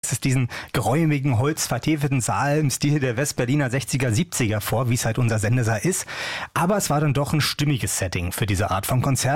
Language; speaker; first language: German; native; German